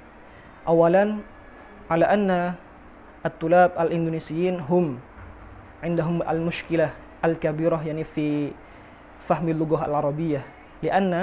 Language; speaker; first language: Arabic; non-native, fluent; Indonesian